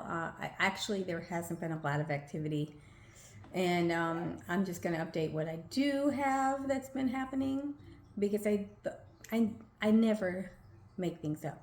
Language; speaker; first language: English; native; English